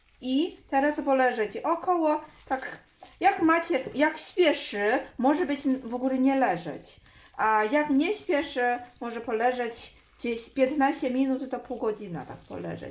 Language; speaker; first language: Polish; non-native, learner; Chinese